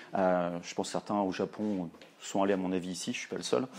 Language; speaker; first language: French; native; French